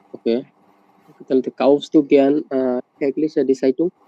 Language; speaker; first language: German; non-native, learner; Bangla